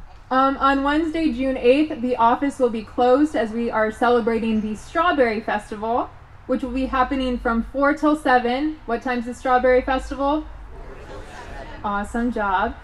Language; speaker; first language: English; native; English